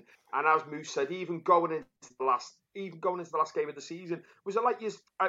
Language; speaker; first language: English; native; English